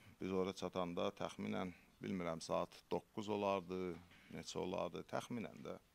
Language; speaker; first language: Azerbaijani; native; Azerbaijani